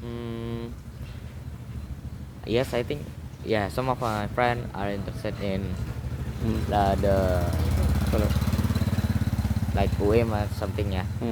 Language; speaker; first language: English; non-native, learner; Indonesian